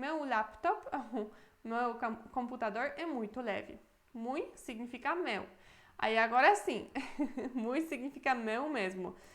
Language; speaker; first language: Portuguese; non-native, fluent; Polish